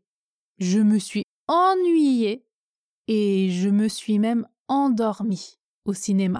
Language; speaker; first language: French; native; French